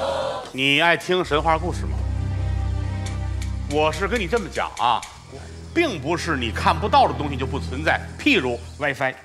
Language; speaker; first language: Chinese; native; Chinese